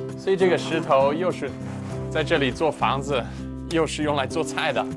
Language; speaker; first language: Chinese; non-native, fluent; English